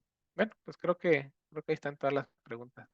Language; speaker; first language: Spanish; native; Spanish